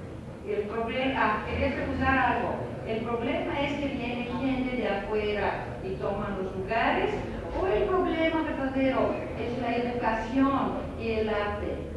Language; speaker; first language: Spanish; non-native, fluent; Greek